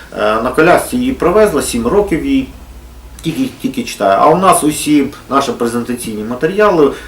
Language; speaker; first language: Ukrainian; non-native, local second language; Russian